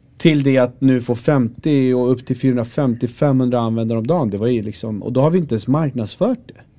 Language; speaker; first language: Swedish; early bilingual, other home language; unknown